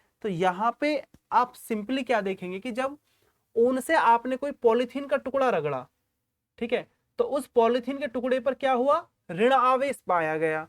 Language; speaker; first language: Hindi; native; Hindi